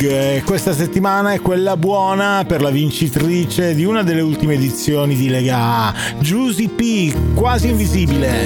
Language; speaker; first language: Italian; native; Italian